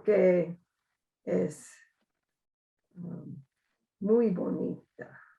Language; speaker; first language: Spanish; non-native, learner; English